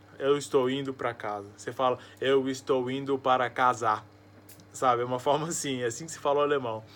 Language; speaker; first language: Portuguese; native; Portuguese